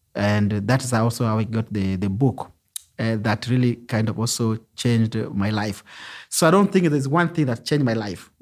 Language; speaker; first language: English; non-native, local second language; Luo (Kenya and Tanzania)